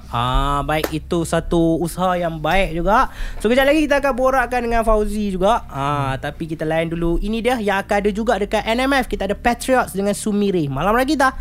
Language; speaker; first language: Malay; native; Malay